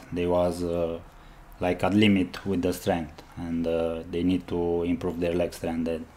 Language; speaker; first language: English; non-native, learner; Romanian